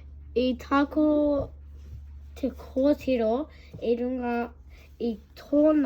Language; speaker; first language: Māori; non-native, learner; English